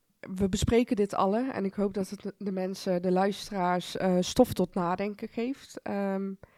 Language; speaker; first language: Dutch; early bilingual, other home language; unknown